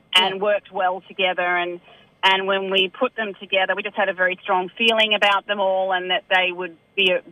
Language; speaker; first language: English; native; English